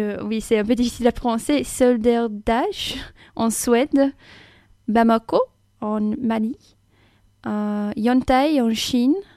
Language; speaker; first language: French; non-native, fluent; English